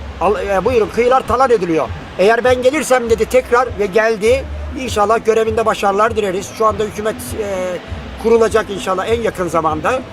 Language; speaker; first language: Turkish; native; Turkish